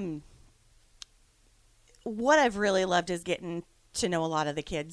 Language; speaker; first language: English; native; English